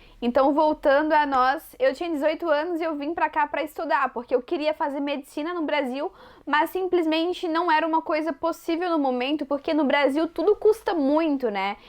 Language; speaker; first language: Portuguese; native; Portuguese